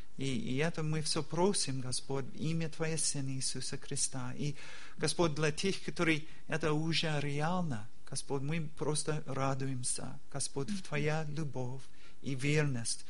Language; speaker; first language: Russian; non-native, learner; English